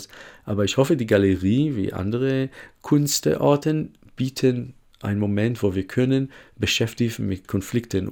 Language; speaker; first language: German; non-native, fluent; Hebrew